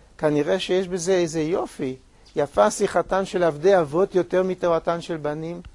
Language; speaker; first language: Hebrew; native; Hebrew